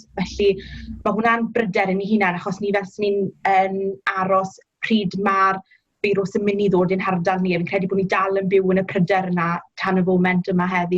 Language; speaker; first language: Welsh; native; Welsh